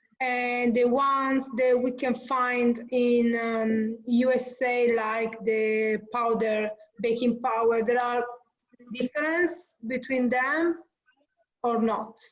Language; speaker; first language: English; non-native, learner; Italian